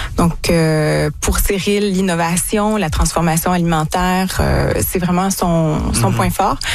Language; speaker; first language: French; native; French